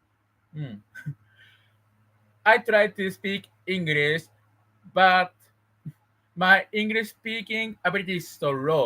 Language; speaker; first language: English; non-native, learner; Japanese